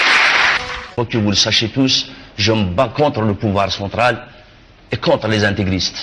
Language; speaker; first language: French; non-native, local second language; Kabyle